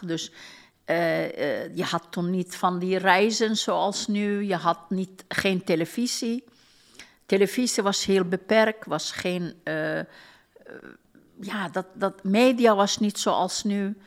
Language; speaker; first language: Dutch; non-native, fluent; Turkish